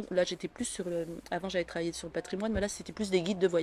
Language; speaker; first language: French; native; French